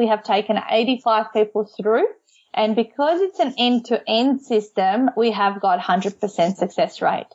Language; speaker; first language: English; non-native, fluent; Macedonian